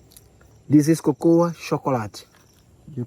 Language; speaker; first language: English; non-native, learner; Portuguese